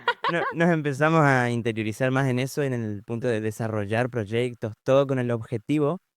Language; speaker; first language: Spanish; native; Spanish